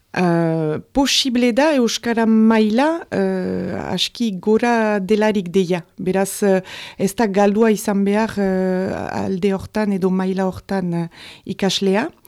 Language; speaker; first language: Basque; native; Basque